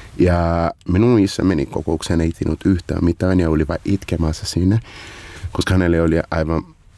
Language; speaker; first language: Finnish; non-native, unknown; Portuguese